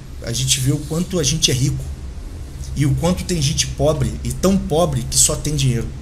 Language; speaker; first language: Portuguese; native; Portuguese